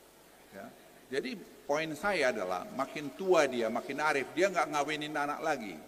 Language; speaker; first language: Indonesian; native; Indonesian